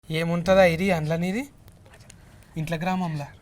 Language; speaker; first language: Telugu; native; Telugu